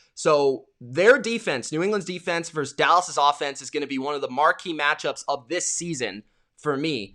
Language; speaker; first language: English; native; English